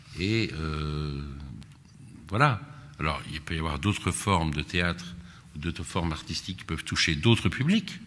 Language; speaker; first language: French; native; French